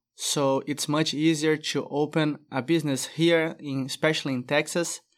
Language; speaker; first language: English; non-native, fluent; Portuguese